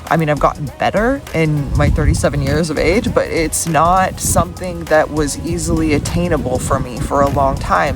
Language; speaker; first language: English; native; English